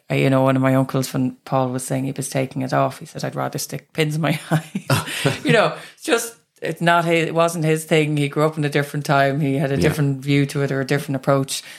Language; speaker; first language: English; native; English